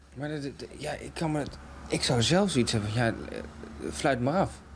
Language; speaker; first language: Dutch; native; Dutch